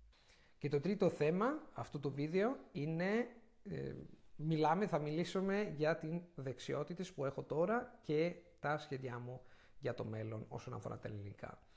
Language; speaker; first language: Greek; non-native, fluent; Italian